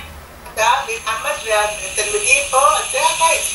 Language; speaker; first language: Hebrew; non-native, fluent; Arabic